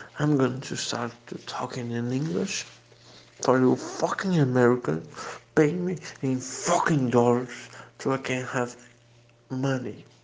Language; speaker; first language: English; non-native, fluent; Portuguese